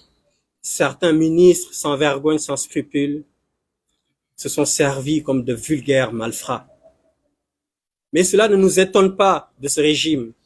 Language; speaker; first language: French; non-native, local second language; Wolof